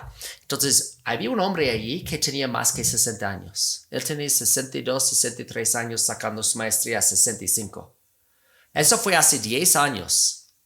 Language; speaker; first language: Spanish; non-native, fluent; English